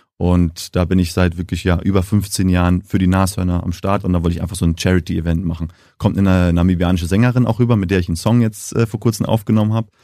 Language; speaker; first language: German; early bilingual, heritage; German